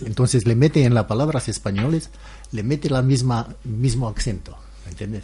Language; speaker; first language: Spanish; non-native, learner; Romanian